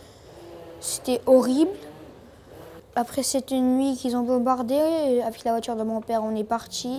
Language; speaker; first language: French; early bilingual, other home language; Armenian